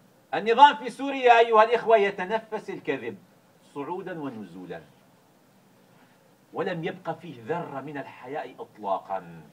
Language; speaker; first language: Arabic; native; Arabic